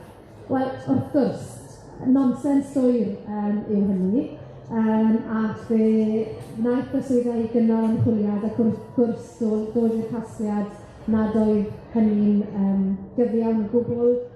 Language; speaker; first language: Welsh; native; Welsh